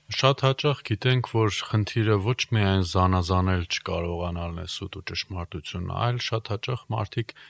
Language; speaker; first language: Armenian; native; Armenian